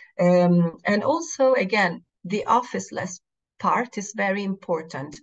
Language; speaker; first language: English; non-native, fluent; Italian